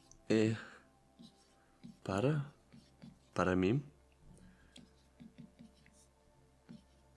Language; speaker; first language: Portuguese; non-native, learner; Italian